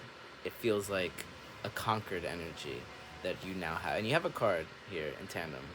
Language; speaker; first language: English; native; English